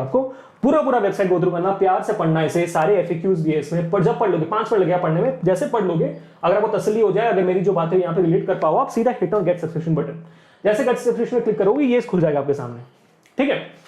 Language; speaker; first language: Hindi; native; Hindi